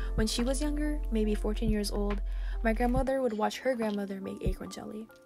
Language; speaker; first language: English; native; English